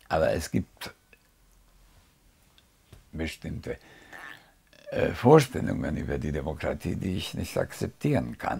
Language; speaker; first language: German; non-native, fluent; Hungarian